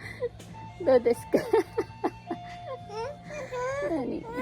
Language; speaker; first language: Japanese; non-native, learner; Filipino